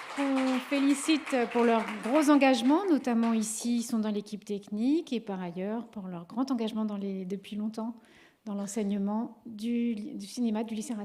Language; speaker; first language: French; native; French